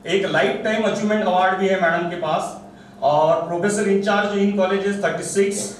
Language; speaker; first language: Hindi; non-native, local second language; Marathi